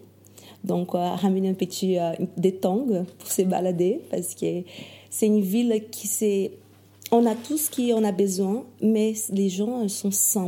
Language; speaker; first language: French; non-native, fluent; Portuguese